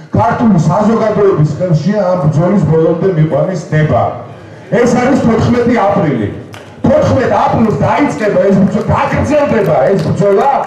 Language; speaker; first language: Georgian; native; Georgian